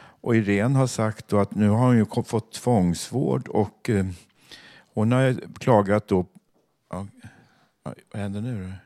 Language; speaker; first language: Swedish; native; Swedish